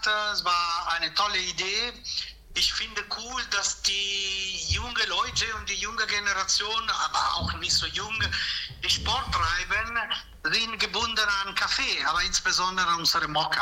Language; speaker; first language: German; non-native, fluent; Italian